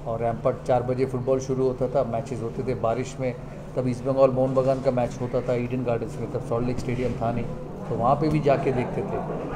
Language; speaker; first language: Hindi; non-native, local second language; Bangla